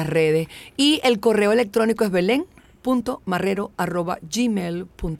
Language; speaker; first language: Spanish; native; Spanish